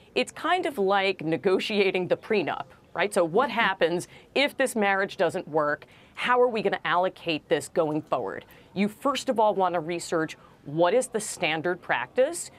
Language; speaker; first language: English; native; English